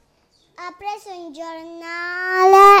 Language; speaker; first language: Italian; early bilingual, other home language; Filipino